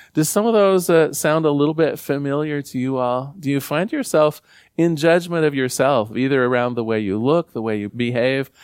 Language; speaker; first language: English; native; English